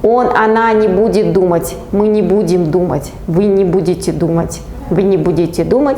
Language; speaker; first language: Russian; non-native, local second language; Kazakh